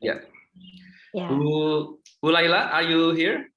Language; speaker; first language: English; non-native, fluent; Indonesian